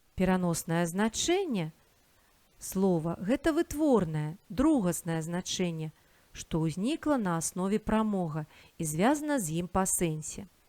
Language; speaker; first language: Belarusian; native; Belarusian